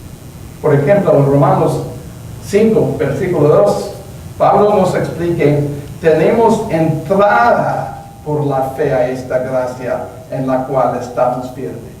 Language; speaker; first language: Spanish; non-native, learner; English